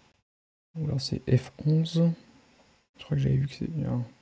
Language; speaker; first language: French; native; French